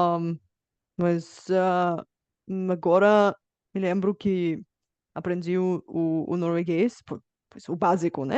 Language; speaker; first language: Portuguese; non-native, fluent; Bulgarian